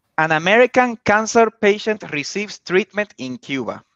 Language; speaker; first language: Spanish; early bilingual, heritage; Spanish